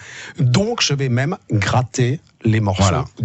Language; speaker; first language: French; native; French